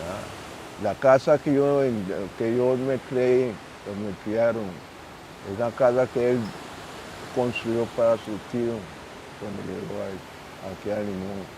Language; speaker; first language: Spanish; non-native, local second language; English